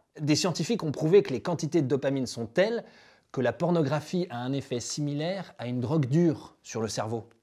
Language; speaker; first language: French; native; French